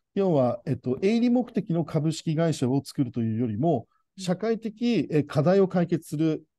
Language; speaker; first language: Japanese; native; Japanese